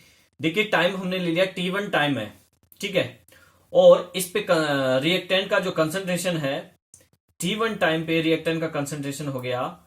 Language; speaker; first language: Hindi; native; Hindi